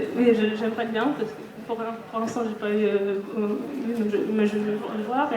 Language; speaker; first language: French; non-native, fluent; Russian